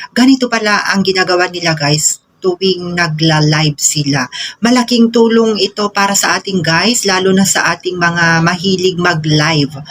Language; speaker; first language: Filipino; non-native, local second language; Cebuano